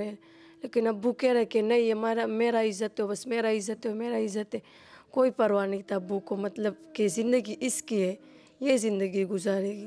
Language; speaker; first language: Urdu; non-native, local second language; Pashto